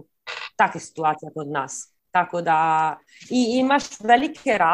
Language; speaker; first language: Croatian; early bilingual, heritage; Croatian